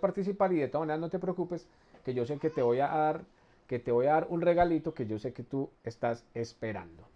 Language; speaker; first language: Spanish; native; Spanish